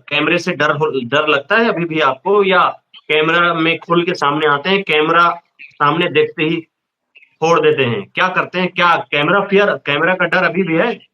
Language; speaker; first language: Hindi; native; Hindi